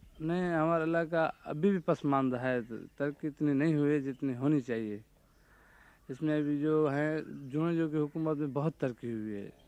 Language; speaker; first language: Urdu; native; Urdu